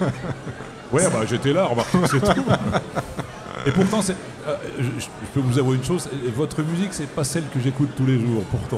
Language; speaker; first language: French; native; French